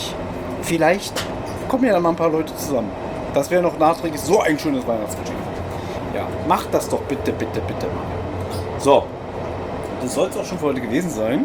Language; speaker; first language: German; native; German